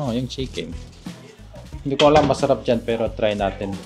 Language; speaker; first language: Filipino; non-native, learner; Korean